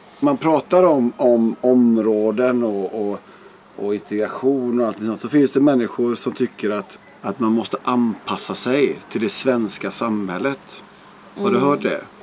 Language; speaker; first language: Swedish; native; Swedish